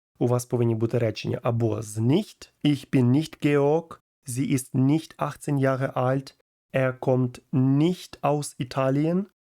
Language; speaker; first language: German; non-native, fluent; Ukrainian